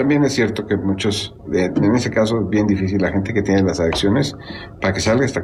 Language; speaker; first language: Spanish; native; Spanish